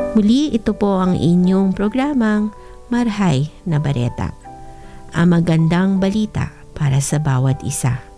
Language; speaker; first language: Filipino; non-native, local second language; Bikol